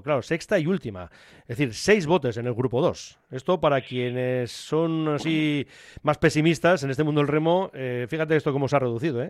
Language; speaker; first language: Spanish; native; Spanish